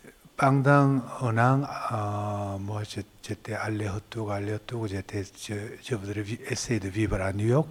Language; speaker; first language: French; non-native, learner; Korean